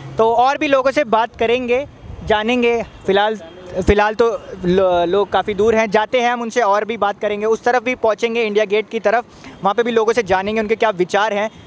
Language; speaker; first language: Hindi; native; Hindi